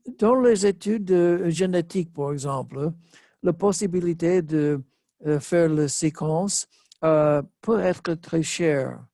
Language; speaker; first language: French; non-native, learner; English